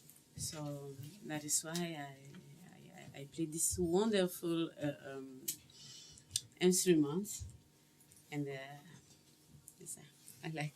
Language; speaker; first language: English; non-native, learner; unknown